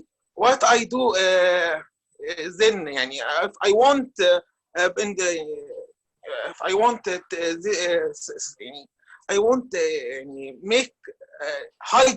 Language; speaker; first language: English; non-native, learner; Arabic